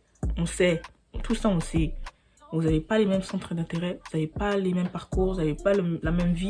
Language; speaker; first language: French; native; French